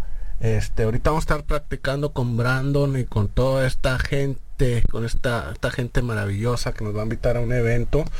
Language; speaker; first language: Spanish; native; Spanish